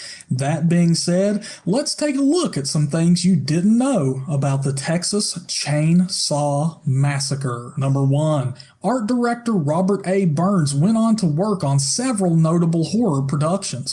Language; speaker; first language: English; native; English